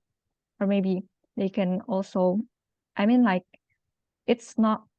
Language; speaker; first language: English; non-native, local second language; Indonesian